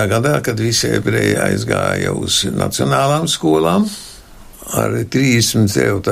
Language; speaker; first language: Latvian; non-native, local second language; German